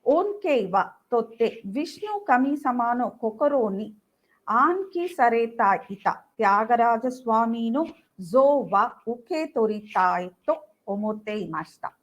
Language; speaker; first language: Japanese; non-native, learner; Tamil